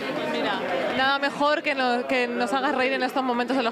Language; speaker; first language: Spanish; native; Spanish